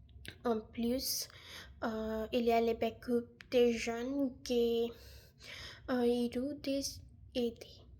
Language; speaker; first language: French; non-native, learner; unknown